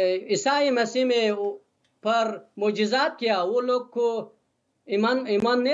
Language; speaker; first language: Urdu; non-native, learner; Persian